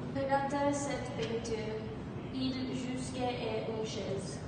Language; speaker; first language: French; non-native, learner; English